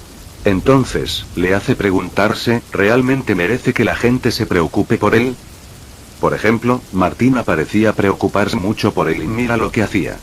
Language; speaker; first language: Spanish; native; Spanish